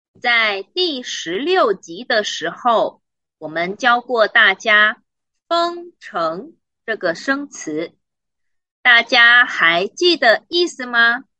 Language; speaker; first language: Chinese; native; Chinese